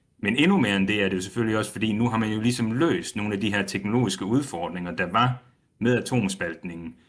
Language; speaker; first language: Danish; native; Danish